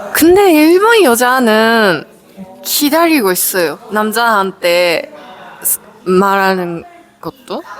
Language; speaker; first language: Korean; non-native, learner; Japanese